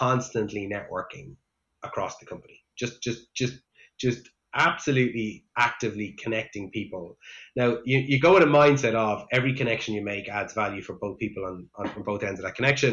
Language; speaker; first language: English; native; English